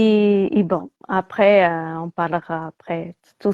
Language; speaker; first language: French; non-native, learner; Portuguese